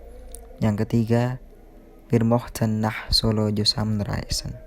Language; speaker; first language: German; non-native, learner; Indonesian